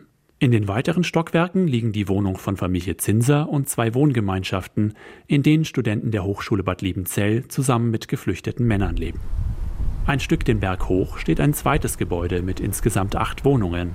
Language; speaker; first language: German; native; German